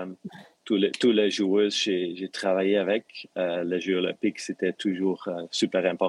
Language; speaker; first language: French; non-native, local second language; Dutch